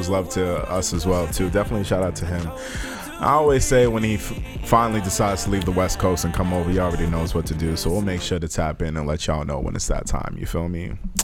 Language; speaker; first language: English; native; English